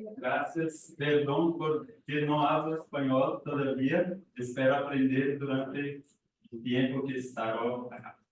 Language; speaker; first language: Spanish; non-native, learner; Portuguese